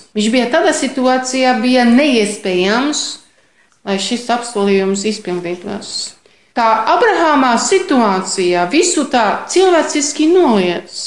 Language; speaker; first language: Latvian; non-native, fluent; Polish